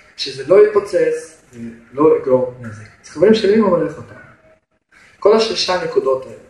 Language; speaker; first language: Hebrew; non-native, fluent; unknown